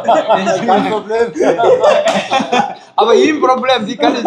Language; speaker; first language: German; non-native, learner; Tamil